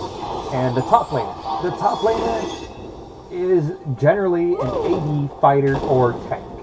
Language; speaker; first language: English; native; English